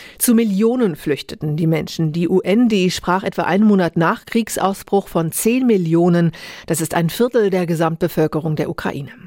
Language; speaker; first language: German; native; German